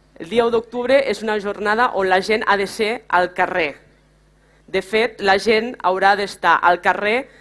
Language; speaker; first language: Catalan; native; Catalan